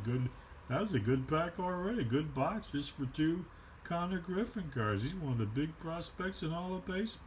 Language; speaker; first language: English; native; English